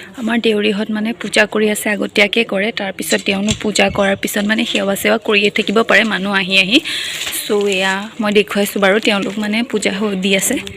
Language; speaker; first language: Assamese; non-native, local second language; Bodo